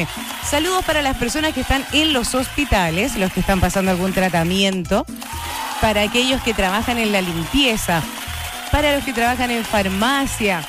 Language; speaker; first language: Spanish; native; Spanish